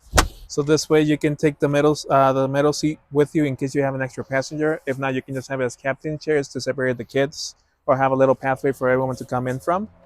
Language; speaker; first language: English; native; English